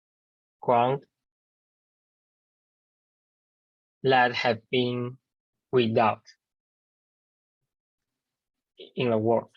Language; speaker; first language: English; non-native, learner; Chinese